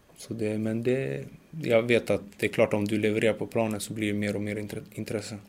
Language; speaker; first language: Swedish; early bilingual, other home language; Macedonian